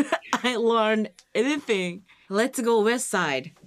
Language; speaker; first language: English; non-native, learner; Japanese